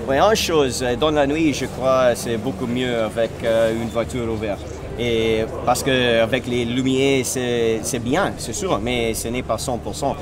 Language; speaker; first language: French; non-native, learner; English